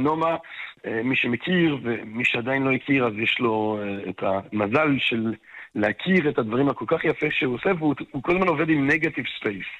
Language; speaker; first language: Hebrew; non-native, fluent; French